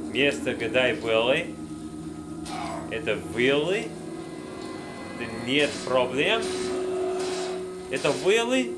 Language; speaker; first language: Russian; non-native, learner; English